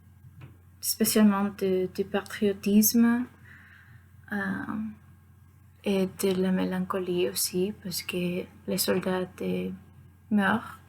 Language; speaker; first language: French; non-native, fluent; Spanish